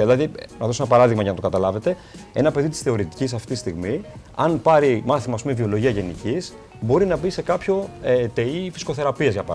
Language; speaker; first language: Greek; native; Greek